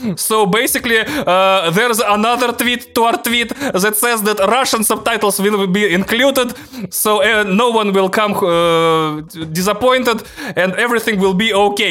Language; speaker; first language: English; non-native, fluent; Russian